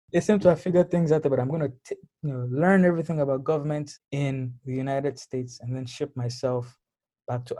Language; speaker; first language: English; non-native, local second language; Yoruba